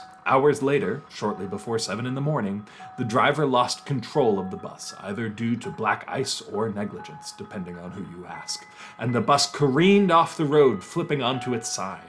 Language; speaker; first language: English; native; English